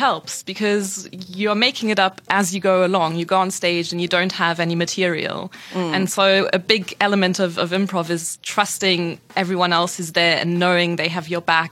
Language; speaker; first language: English; non-native, fluent; German